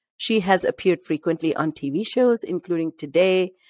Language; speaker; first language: English; non-native, local second language; Marathi